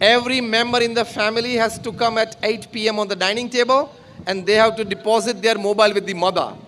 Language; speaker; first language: English; non-native, local second language; Gujarati